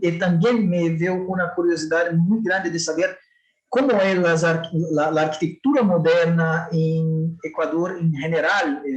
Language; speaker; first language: Spanish; non-native, fluent; Portuguese